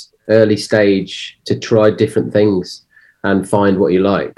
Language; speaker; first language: English; native; English